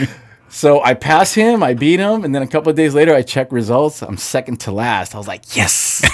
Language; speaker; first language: English; native; English